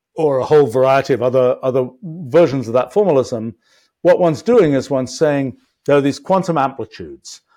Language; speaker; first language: English; native; English